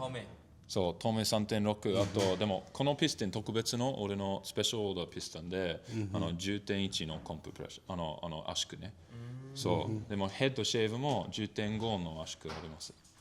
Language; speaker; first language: Japanese; non-native, learner; English